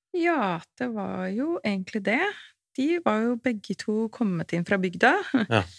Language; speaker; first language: Norwegian; native; Norwegian